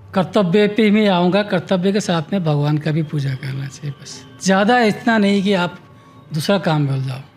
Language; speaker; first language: Hindi; non-native, local second language; Bhojpuri